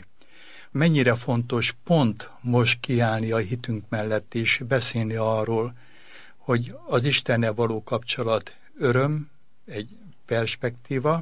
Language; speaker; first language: Hungarian; native; Hungarian